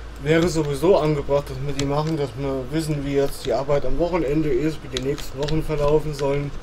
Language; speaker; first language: German; native; German